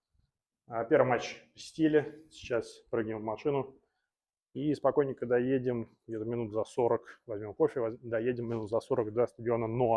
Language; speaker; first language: Russian; native; Russian